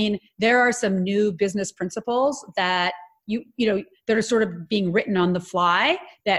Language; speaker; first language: English; native; English